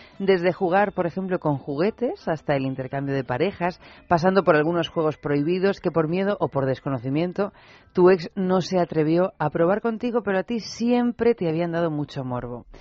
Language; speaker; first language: Spanish; native; Spanish